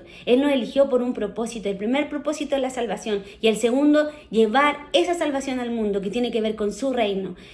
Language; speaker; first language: Spanish; native; Spanish